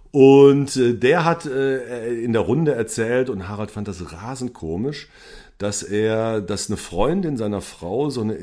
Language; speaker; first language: German; native; German